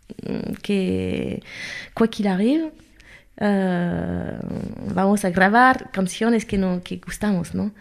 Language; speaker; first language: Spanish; non-native, fluent; French